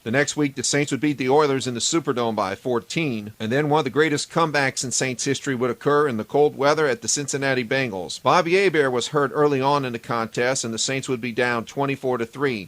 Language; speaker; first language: English; native; English